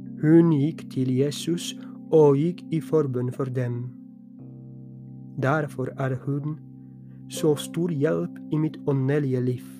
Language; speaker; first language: Norwegian; non-native, fluent; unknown